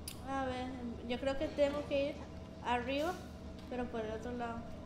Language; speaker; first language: Spanish; native; Spanish